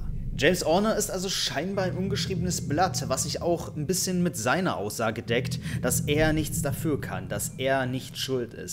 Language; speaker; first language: German; native; German